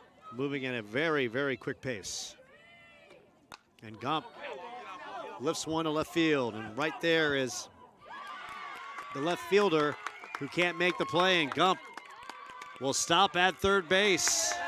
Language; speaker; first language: English; native; English